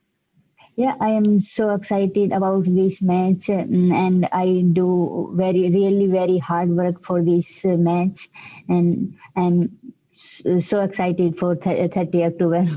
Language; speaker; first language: English; non-native, learner; Hindi